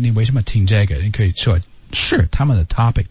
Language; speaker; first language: Chinese; non-native, learner; English